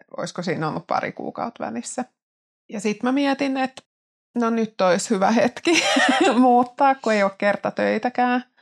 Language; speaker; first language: Finnish; native; Finnish